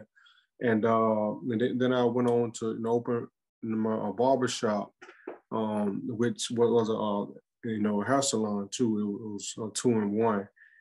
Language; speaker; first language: English; native; English